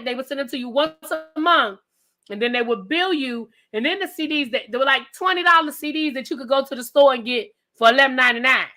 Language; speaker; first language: English; native; English